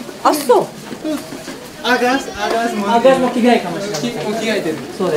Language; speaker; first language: Japanese; non-native, learner; Indonesian